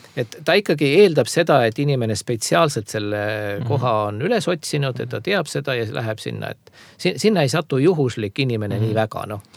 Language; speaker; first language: Estonian; native; Estonian